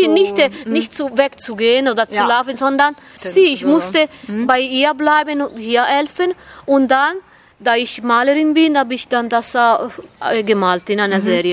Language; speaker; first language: German; non-native, fluent; Italian